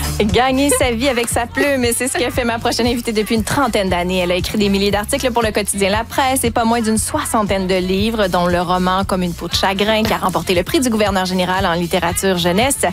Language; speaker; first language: French; native; French